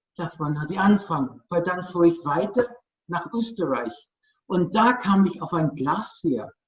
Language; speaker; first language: German; non-native, fluent; English